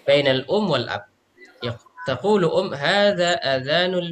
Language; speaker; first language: Arabic; non-native, fluent; Indonesian